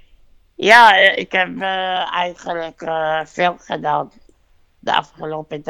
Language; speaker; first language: Dutch; non-native, fluent; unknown